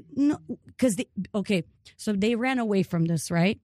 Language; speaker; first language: English; early bilingual, other home language; Ukrainian